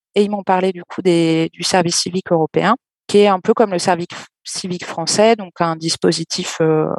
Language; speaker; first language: French; native; French